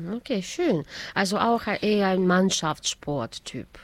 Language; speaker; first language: German; native; German